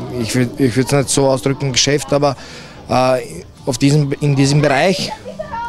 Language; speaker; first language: German; early bilingual, other home language; Serbian